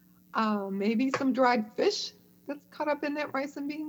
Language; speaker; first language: English; native; English